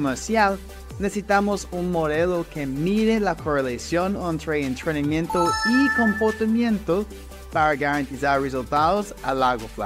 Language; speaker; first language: Spanish; non-native, fluent; English